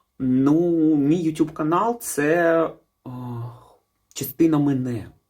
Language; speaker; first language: Ukrainian; non-native, local second language; Russian